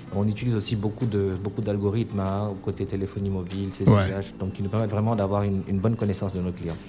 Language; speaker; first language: French; non-native, local second language; Wolof